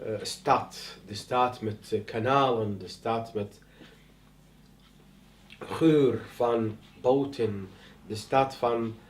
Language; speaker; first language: Dutch; non-native, learner; Arabic